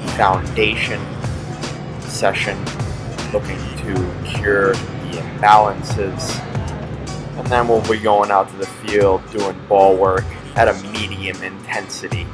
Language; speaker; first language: English; native; English